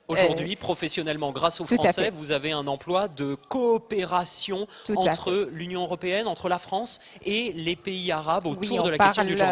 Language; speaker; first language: French; native; French